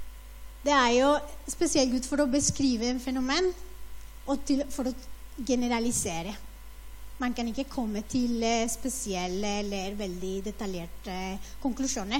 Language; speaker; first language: Norwegian; non-native, fluent; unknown